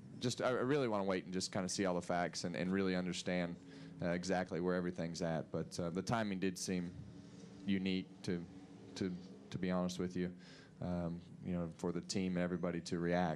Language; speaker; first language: English; native; English